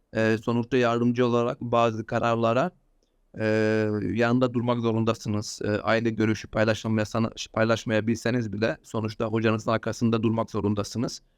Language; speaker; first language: Turkish; early bilingual, heritage; Turkish